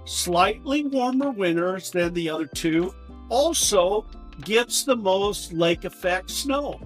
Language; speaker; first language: English; native; English